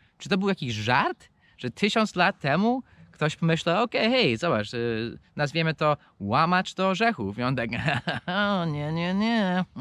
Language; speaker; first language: Polish; non-native, fluent; English